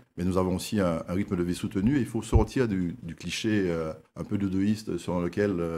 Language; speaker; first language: French; native; French